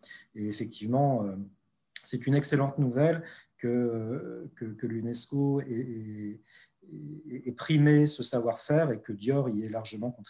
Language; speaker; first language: French; native; French